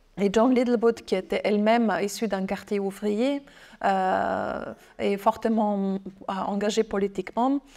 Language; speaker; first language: French; non-native, fluent; German